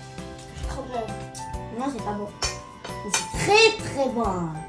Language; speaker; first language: French; early bilingual, other home language; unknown